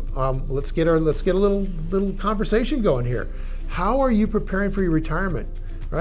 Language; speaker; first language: English; native; English